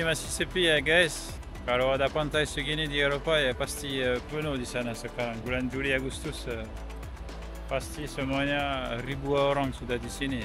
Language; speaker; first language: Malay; non-native, learner; French